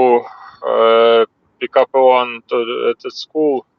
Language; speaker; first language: English; non-native, learner; Russian